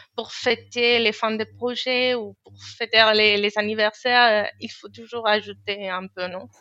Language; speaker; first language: French; non-native, fluent; Spanish